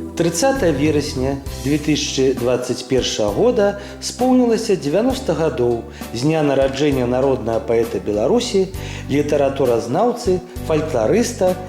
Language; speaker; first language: Belarusian; native; Belarusian